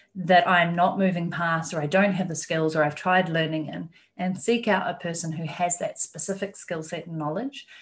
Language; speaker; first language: English; native; English